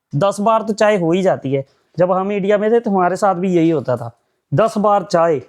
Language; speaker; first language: Hindi; non-native, local second language; Punjabi